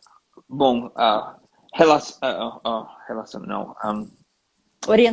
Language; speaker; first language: Portuguese; non-native, learner; English